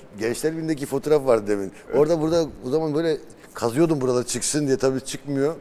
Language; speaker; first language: Turkish; early bilingual, heritage; Turkish